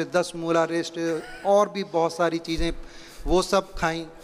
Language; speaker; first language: Hindi; native; Hindi